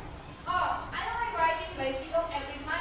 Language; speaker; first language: English; non-native, fluent; Indonesian